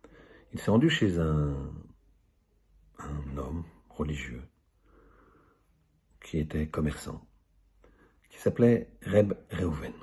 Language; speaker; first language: French; native; French